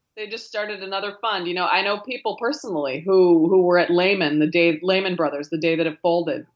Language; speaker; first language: English; native; English